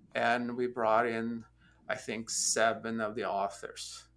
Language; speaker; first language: English; non-native, fluent; Norwegian